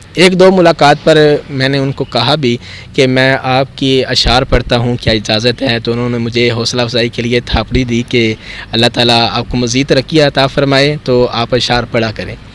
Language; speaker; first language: Urdu; non-native, local second language; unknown